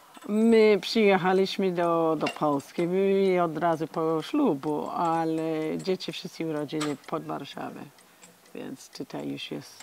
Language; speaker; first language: Polish; non-native, learner; English